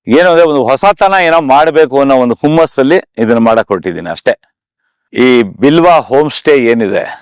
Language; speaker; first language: Kannada; native; Kannada